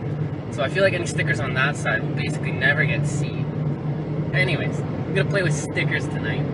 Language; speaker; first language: English; native; English